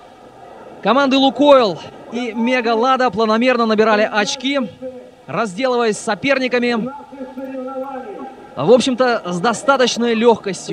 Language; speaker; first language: Russian; native; Russian